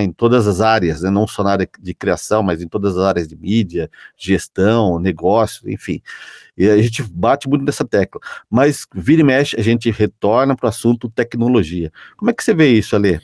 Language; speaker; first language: Portuguese; native; Portuguese